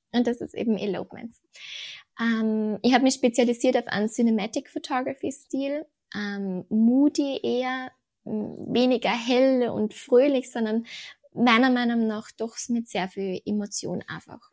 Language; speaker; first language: German; native; German